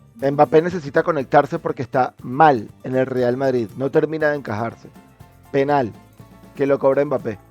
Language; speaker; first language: Spanish; native; Spanish